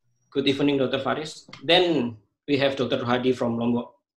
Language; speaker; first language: English; non-native, fluent; Indonesian